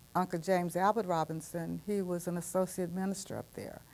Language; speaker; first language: English; native; English